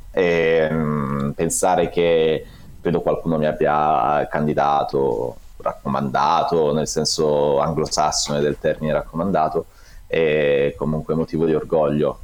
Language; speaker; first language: Italian; native; Italian